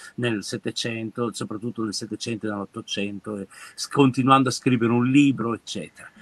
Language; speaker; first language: Italian; native; Italian